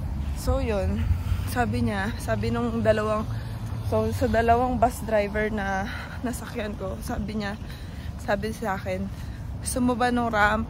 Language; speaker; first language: Filipino; native; Filipino